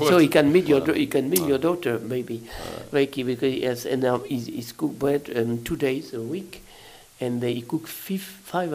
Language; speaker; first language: English; non-native, learner; French